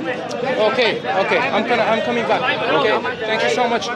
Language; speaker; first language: English; non-native, learner; French